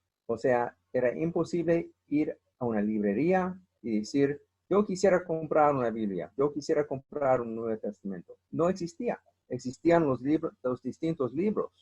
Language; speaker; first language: Spanish; non-native, fluent; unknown